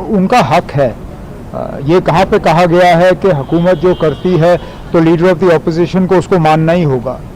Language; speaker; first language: Hindi; non-native, local second language; Kashmiri